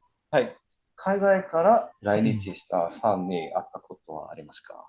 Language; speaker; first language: Japanese; non-native, fluent; English